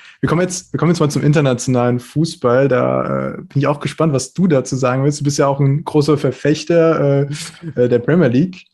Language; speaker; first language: German; native; German